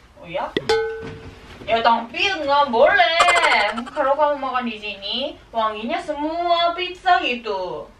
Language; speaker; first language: Indonesian; non-native, fluent; Japanese